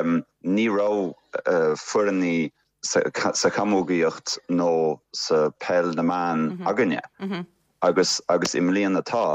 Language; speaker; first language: Irish; non-native, fluent; German